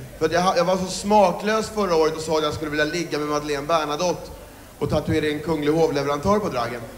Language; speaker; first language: Swedish; native; Swedish